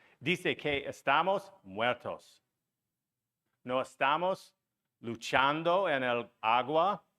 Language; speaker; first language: Spanish; non-native, learner; English